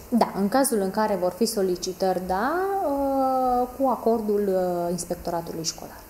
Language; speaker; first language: Romanian; native; Romanian